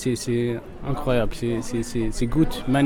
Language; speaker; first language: French; non-native, learner; Arabic